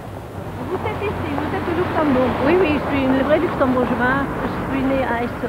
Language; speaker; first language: French; non-native, local second language; Luxembourgish